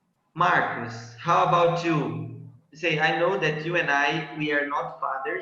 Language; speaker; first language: English; non-native, fluent; Portuguese